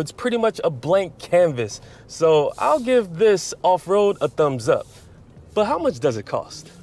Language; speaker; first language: English; native; English